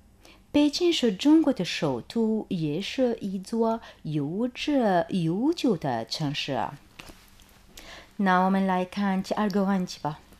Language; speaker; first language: Chinese; non-native, fluent; Arabic